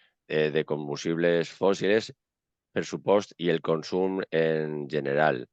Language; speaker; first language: Catalan; non-native, local second language; Spanish